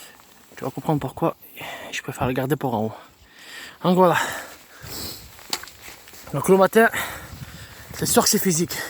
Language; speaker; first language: French; native; French